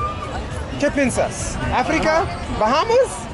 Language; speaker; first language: Spanish; non-native, learner; English